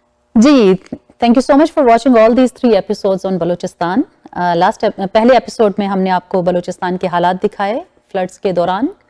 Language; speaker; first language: Urdu; native; Urdu